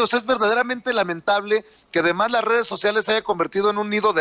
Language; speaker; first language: Spanish; native; Spanish